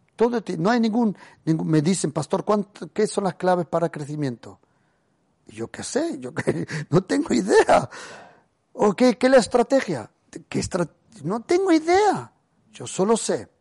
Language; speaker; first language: Spanish; early bilingual, other home language; German